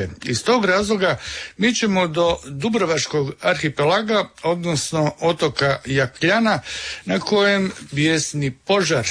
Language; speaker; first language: Serbian; native; Serbian